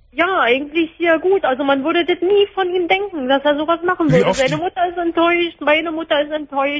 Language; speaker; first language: German; native; German